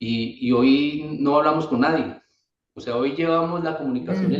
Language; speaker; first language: Spanish; native; Spanish